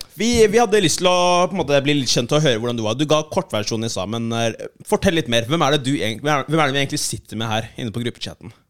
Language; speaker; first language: Norwegian; early bilingual, other home language; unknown